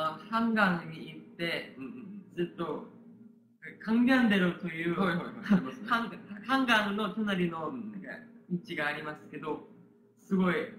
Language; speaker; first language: Japanese; non-native, learner; Korean